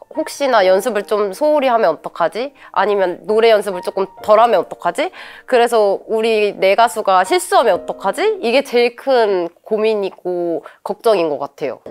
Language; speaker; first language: Korean; native; Korean